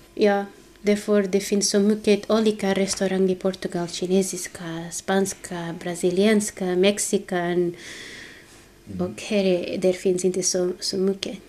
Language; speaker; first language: Swedish; non-native, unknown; Portuguese